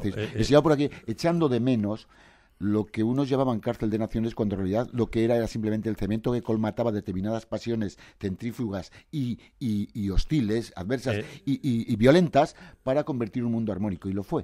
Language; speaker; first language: Spanish; native; Spanish